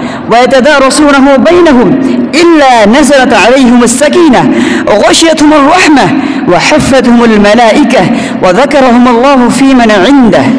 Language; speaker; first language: Arabic; non-native, fluent; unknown